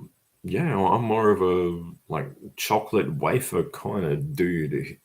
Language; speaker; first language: English; native; English